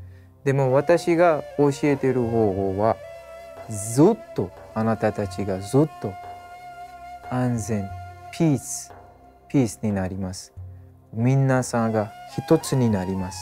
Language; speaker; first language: Japanese; non-native, learner; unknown